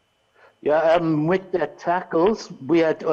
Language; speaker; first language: German; non-native, fluent; English